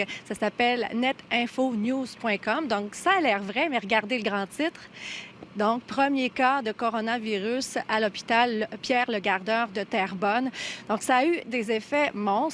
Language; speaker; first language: French; native; French